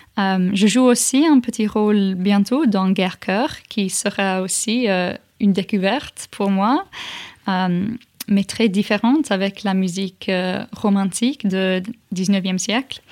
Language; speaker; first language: French; non-native, fluent; English